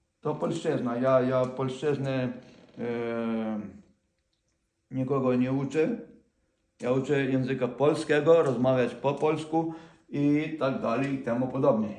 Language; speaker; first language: Polish; non-native, fluent; Ukrainian